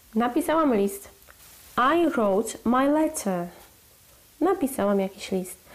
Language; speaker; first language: English; non-native, fluent; Polish